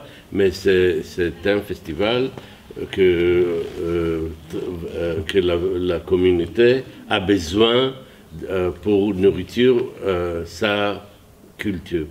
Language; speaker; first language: French; non-native, learner; Hebrew